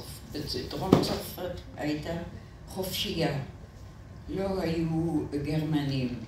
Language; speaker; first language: Hebrew; non-native, fluent; French